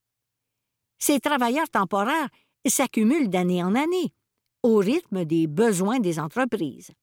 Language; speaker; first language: French; native; French